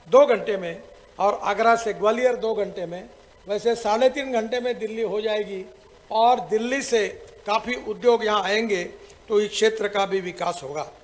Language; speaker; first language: Hindi; non-native, local second language; Marathi